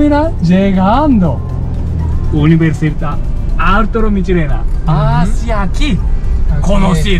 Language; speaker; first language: Spanish; non-native, learner; Japanese